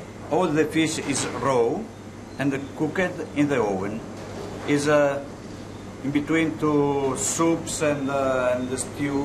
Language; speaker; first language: English; non-native, learner; Italian